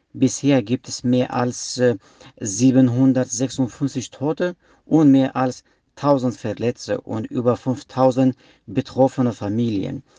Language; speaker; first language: German; non-native, learner; Kurdish